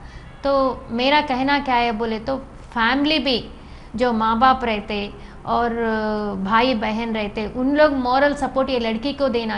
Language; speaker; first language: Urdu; non-native, local second language; Telugu